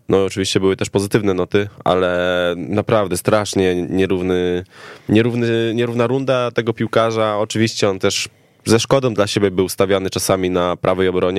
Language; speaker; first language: Polish; native; Polish